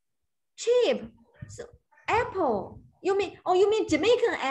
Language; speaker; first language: English; non-native, fluent; Chinese